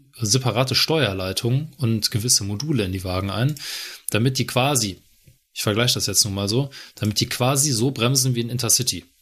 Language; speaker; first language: German; native; German